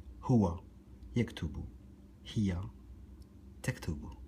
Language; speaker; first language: Arabic; non-native, fluent; French